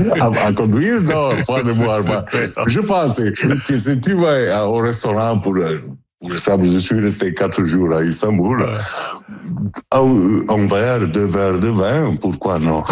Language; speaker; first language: French; non-native, learner; Italian